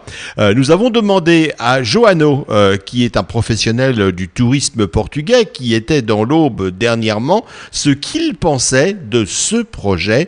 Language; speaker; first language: French; native; French